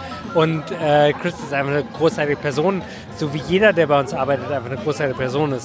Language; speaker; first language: German; native; German